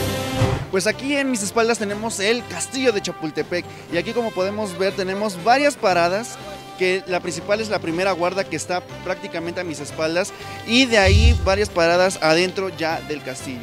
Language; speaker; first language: Spanish; native; Spanish